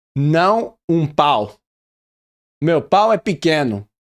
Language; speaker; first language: Portuguese; non-native, learner; English